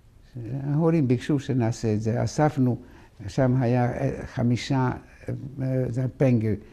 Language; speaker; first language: Hebrew; non-native, fluent; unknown